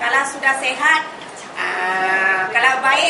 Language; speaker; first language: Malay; non-native, local second language; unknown